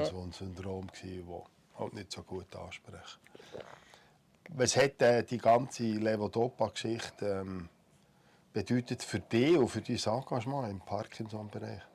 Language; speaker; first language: German; native; German